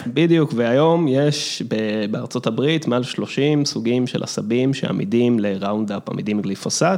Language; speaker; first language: Hebrew; early bilingual, other home language; English